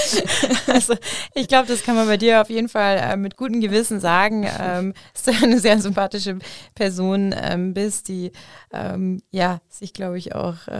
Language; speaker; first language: German; native; German